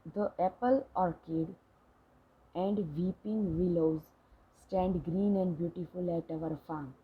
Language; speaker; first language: English; non-native, local second language; Gujarati